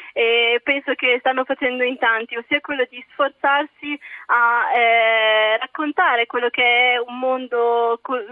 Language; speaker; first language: Italian; early bilingual, other home language; Arabic